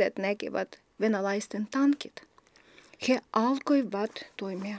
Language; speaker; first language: Finnish; non-native, learner; Ukrainian